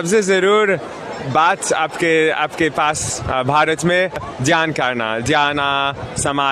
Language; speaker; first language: Hindi; non-native, learner; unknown